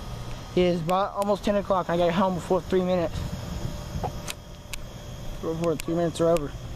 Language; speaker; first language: English; native; English